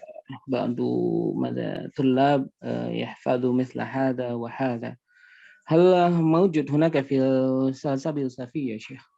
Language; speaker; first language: Arabic; non-native, learner; Indonesian